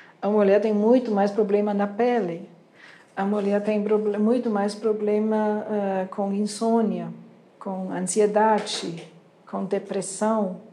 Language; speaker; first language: Portuguese; non-native, fluent; German